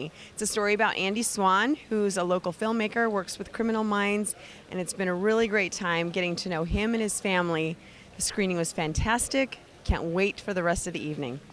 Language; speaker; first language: English; native; English